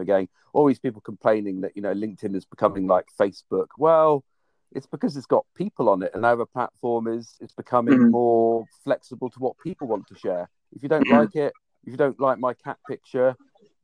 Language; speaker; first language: English; native; English